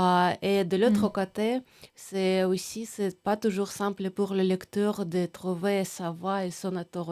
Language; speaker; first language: French; non-native, fluent; Russian